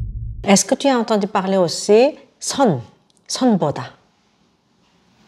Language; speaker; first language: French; non-native, fluent; Korean